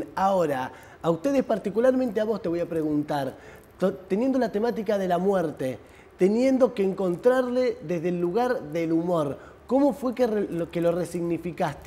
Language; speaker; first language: Spanish; native; Spanish